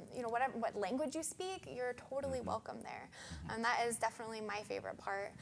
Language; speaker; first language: English; native; English